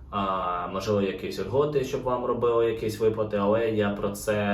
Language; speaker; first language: Ukrainian; non-native, local second language; Russian